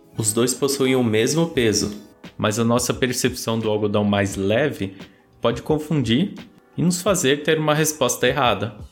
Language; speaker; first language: Portuguese; native; Portuguese